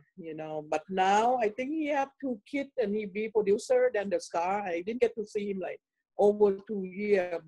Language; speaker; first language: English; non-native, learner; Thai